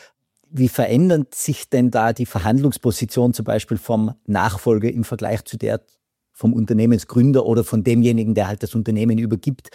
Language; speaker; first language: German; native; German